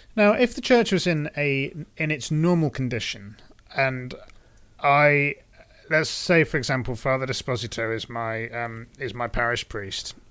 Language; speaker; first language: English; native; English